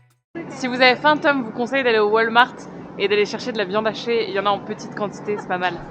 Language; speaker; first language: French; native; French